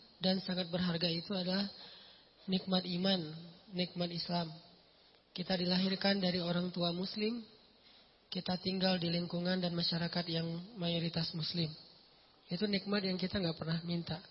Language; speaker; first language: Indonesian; native; Indonesian